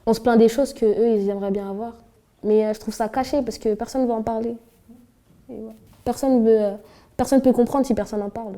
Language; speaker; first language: French; early bilingual, other home language; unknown